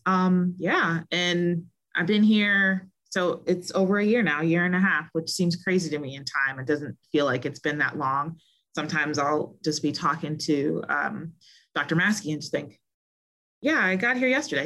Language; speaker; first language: English; native; English